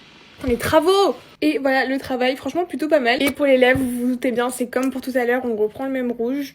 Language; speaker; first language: French; native; French